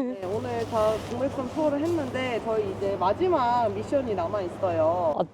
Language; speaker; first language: Korean; native; Korean